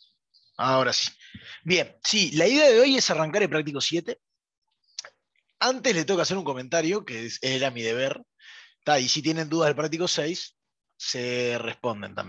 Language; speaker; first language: Spanish; native; Spanish